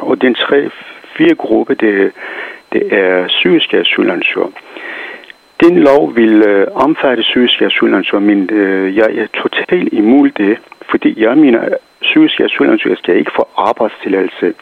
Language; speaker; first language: Danish; non-native, fluent; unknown